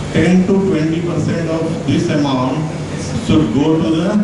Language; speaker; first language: English; non-native, local second language; Gujarati